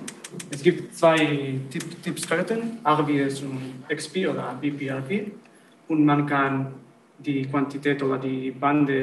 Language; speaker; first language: German; non-native, learner; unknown